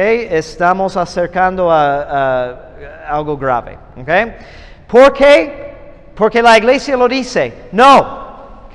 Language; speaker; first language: Spanish; non-native, fluent; English